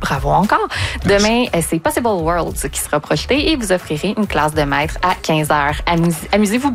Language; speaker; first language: French; native; French